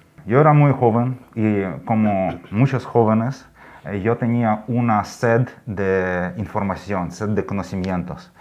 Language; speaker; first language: Spanish; non-native, fluent; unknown